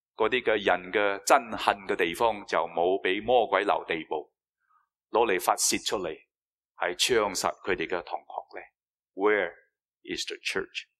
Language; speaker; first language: Cantonese; non-native, fluent; Chinese